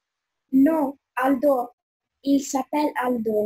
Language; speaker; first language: French; non-native, learner; Albanian